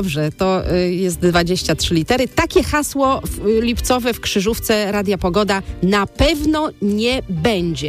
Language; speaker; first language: Polish; native; Polish